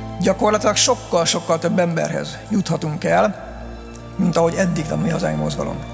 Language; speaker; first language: Hungarian; native; Hungarian